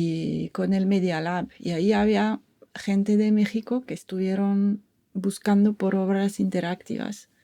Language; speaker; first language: Spanish; non-native, fluent; French